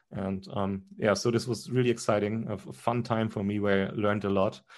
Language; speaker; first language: English; non-native, fluent; German